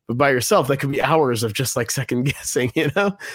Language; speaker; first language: English; native; English